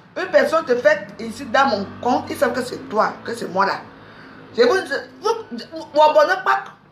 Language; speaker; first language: French; native; French